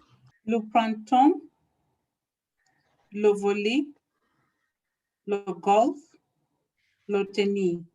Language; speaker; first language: French; non-native, learner; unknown